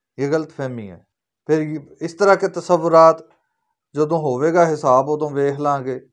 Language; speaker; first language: Urdu; native; Urdu